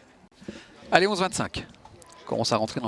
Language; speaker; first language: French; native; French